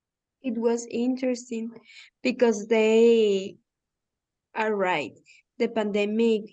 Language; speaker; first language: English; non-native, learner; Spanish